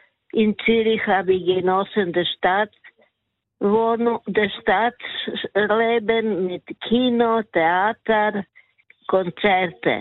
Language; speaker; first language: German; non-native, learner; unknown